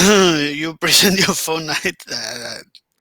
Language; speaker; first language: English; non-native, learner; Spanish